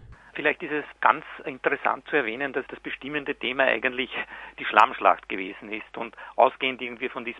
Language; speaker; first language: German; native; German